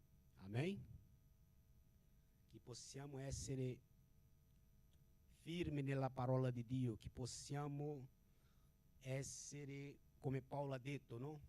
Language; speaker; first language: Italian; non-native, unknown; Portuguese